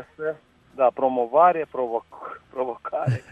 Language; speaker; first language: Romanian; non-native, local second language; Russian